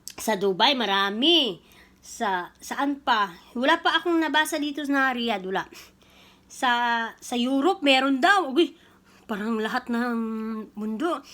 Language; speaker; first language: Filipino; non-native, local second language; Cebuano